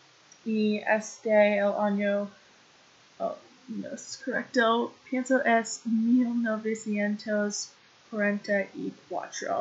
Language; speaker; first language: Spanish; non-native, learner; English